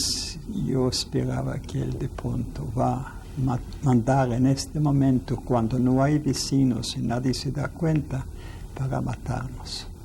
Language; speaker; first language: Spanish; non-native, fluent; Yiddish